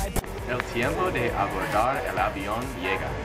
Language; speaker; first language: Spanish; non-native, learner; English